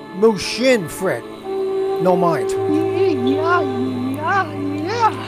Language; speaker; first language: English; native; English